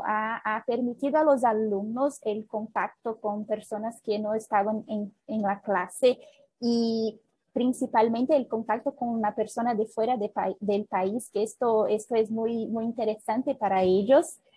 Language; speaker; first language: Spanish; non-native, fluent; Portuguese